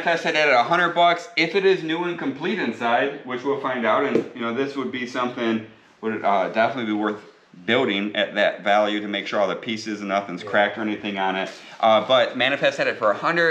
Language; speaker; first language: English; native; English